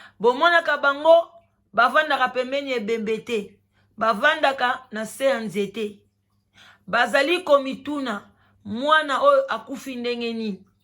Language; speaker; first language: Lingala; native; Lingala